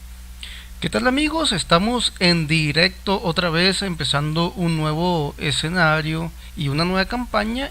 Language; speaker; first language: Spanish; native; Spanish